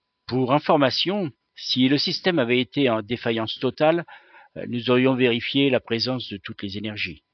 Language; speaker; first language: French; native; French